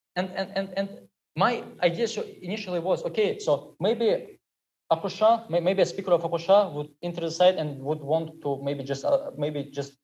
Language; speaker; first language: English; non-native, fluent; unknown